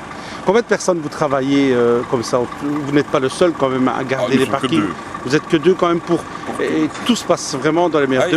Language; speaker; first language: French; native; French